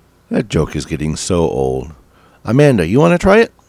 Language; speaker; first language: English; native; English